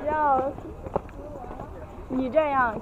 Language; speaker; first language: Chinese; native; Chinese